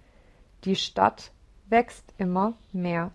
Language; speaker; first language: German; non-native, learner; English